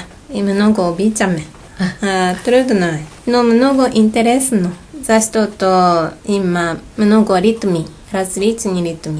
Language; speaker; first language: Bulgarian; non-native, learner; Japanese